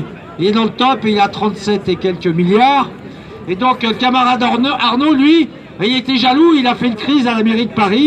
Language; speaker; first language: French; native; French